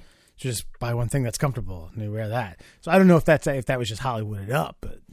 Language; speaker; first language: English; native; English